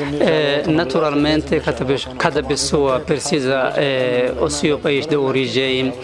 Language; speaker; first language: Portuguese; non-native, learner; Arabic